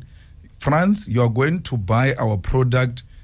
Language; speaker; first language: English; non-native, local second language; Northern Sotho